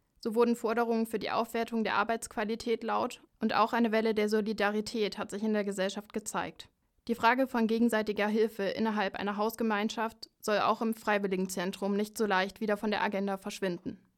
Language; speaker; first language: German; native; German